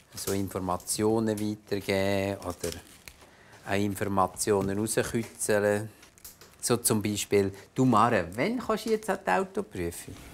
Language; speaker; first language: German; native; German